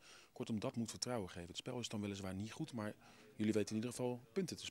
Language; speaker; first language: Dutch; native; Dutch